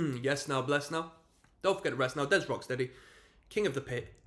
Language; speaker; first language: English; native; English